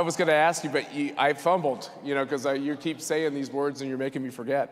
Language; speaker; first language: English; native; English